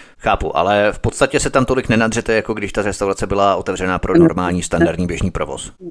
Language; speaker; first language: Czech; native; Czech